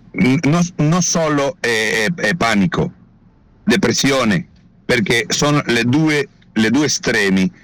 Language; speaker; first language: Italian; non-native, learner; Spanish